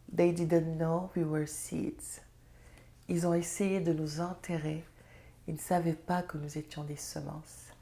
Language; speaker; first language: French; non-native, local second language; Serer